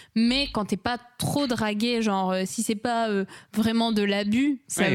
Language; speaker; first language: French; native; French